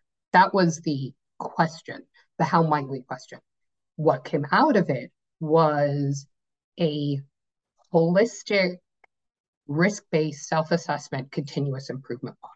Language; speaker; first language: English; native; English